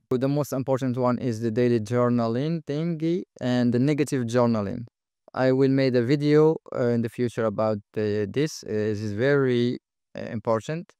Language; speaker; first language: English; non-native, fluent; Arabic